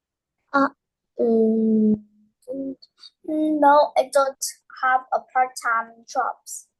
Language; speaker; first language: English; non-native, learner; Vietnamese